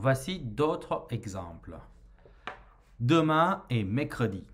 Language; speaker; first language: French; non-native, fluent; Chinese